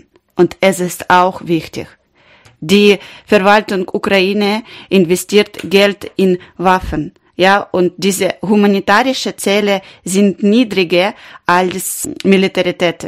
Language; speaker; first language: German; non-native, learner; Ukrainian